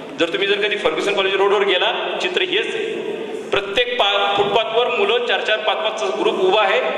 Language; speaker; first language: Marathi; native; Marathi